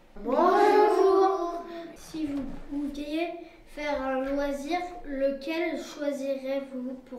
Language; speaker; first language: French; native; French